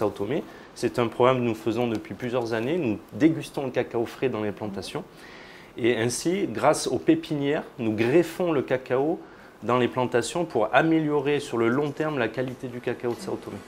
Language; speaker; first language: French; native; French